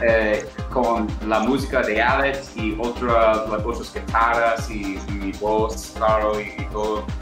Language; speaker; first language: Spanish; non-native, learner; English